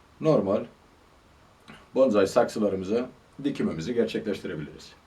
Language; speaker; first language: Turkish; native; Turkish